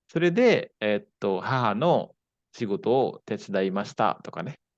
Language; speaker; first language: Japanese; non-native, fluent; Indonesian